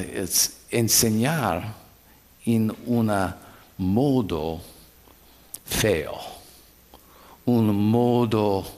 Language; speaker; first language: Spanish; non-native, learner; English